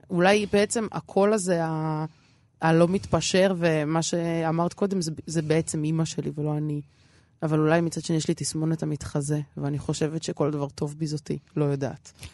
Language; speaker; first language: Hebrew; early bilingual, other home language; Russian